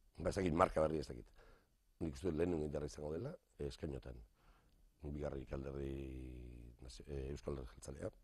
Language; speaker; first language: Basque; native; Basque